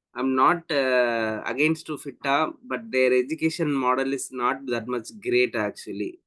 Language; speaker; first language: English; non-native, local second language; Tamil